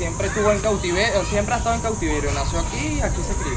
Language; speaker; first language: Spanish; native; Spanish